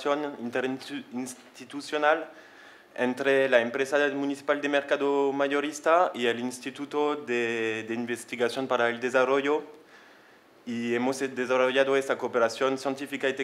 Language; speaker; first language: Spanish; non-native, fluent; French